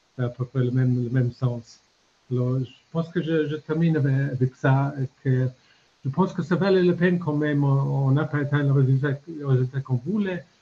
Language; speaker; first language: French; non-native, fluent; English